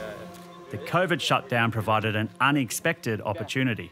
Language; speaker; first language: English; native; English